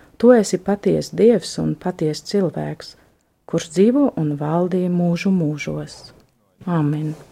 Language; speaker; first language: Latvian; non-native, fluent; German